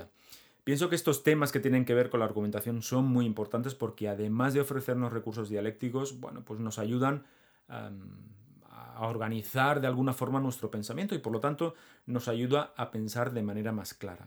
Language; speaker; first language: Spanish; native; Spanish